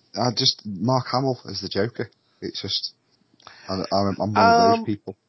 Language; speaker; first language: English; native; English